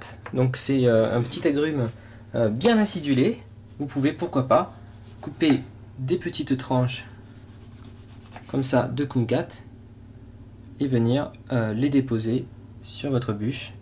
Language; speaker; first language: French; native; French